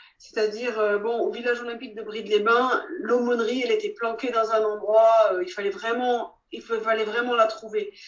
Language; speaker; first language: French; native; French